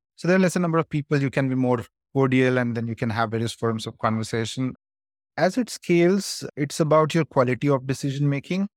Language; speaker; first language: English; non-native, local second language; Hindi